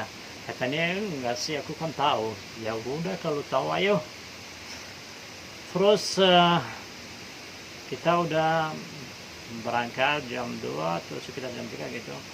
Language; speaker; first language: Indonesian; non-native, fluent; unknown